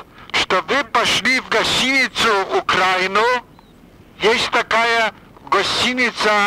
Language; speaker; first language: Russian; non-native, fluent; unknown